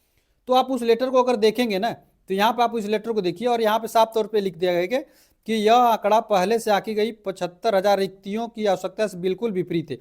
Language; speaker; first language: Hindi; native; Hindi